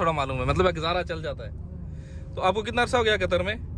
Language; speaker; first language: Hindi; native; Hindi